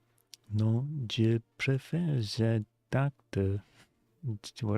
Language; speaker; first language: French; non-native, learner; English